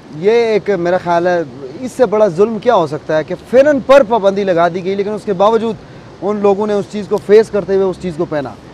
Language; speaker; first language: Urdu; non-native, local second language; Pahari-Potwari